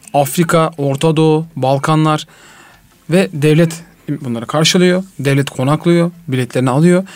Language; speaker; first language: Turkish; native; Turkish